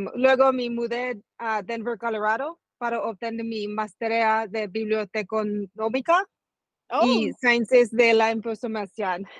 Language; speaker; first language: Spanish; early bilingual, heritage; Spanish